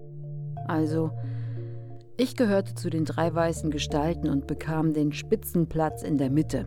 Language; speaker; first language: German; native; German